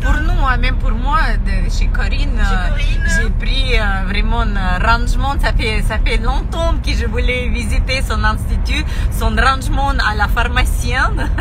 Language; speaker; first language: French; non-native, fluent; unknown